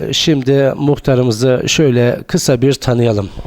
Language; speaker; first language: Turkish; native; Turkish